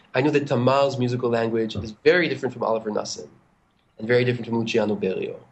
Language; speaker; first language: English; non-native, fluent; Hebrew